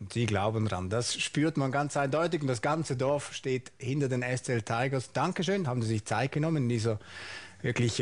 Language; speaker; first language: German; native; German